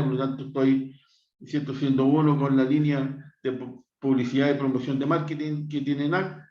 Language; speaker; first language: Spanish; native; Spanish